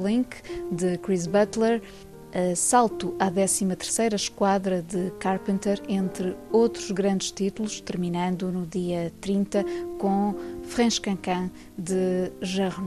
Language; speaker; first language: Portuguese; native; Portuguese